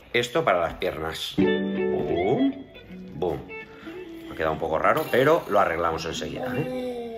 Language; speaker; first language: Spanish; native; Spanish